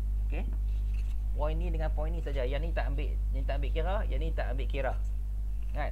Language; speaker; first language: Malay; native; Malay